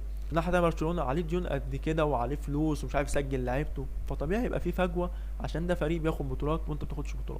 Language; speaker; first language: Arabic; native; Arabic